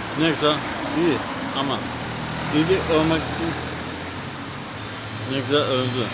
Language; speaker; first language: Turkish; non-native, learner; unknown